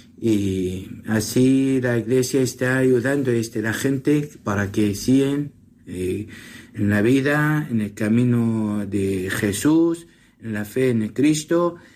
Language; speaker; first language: Spanish; non-native, learner; Assyrian Neo-Aramaic